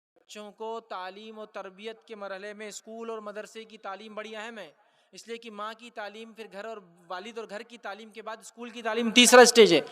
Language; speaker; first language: Urdu; native; Urdu